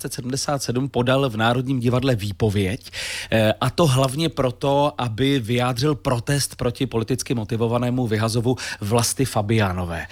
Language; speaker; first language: Czech; native; Czech